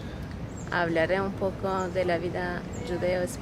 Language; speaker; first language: Spanish; early bilingual, heritage; Ladino